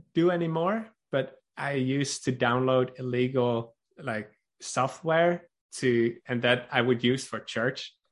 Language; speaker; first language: English; non-native, fluent; Dutch